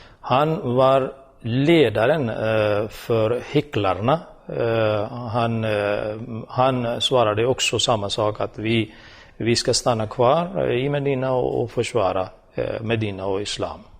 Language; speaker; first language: Swedish; non-native, fluent; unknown